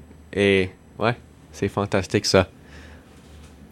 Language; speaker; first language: French; non-native, local second language; English